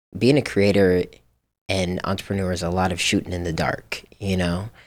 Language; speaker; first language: English; early bilingual, other home language; Japanese